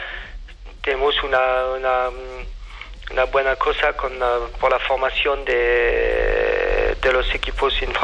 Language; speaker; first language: Spanish; non-native, fluent; French